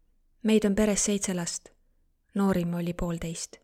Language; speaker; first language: Estonian; non-native, learner; Arabic